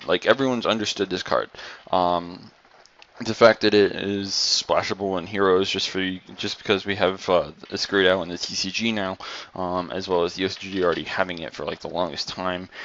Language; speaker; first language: English; native; English